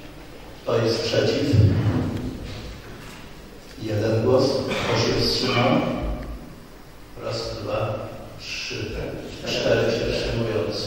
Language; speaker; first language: Polish; native; Polish